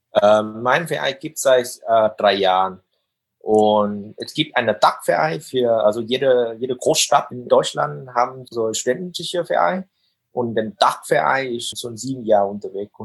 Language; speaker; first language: German; non-native, fluent; Vietnamese